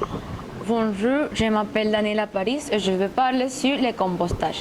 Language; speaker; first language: French; non-native, learner; Spanish